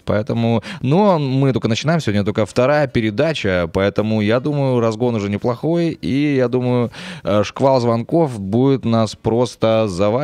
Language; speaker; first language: Russian; native; Russian